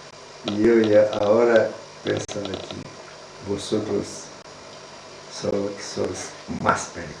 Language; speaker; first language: Spanish; non-native, learner; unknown